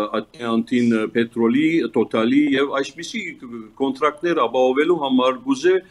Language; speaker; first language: Armenian; early bilingual, heritage; Armenian